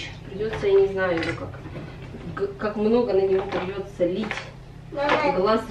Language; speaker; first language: Russian; native; Russian